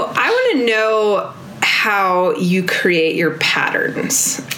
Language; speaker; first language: English; native; English